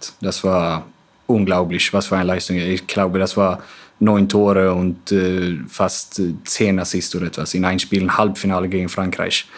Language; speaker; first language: German; non-native, fluent; Swedish